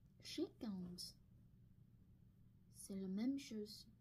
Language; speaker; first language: French; non-native, learner; Korean